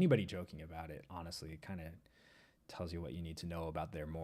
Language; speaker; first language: English; native; English